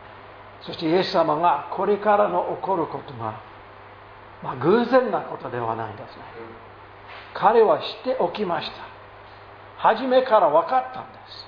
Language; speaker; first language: Japanese; non-native, fluent; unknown